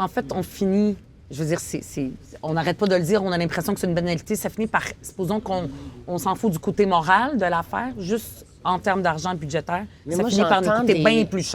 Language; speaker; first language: French; native; French